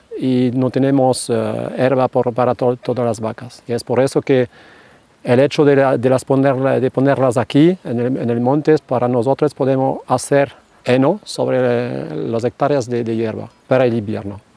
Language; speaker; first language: Spanish; non-native, fluent; French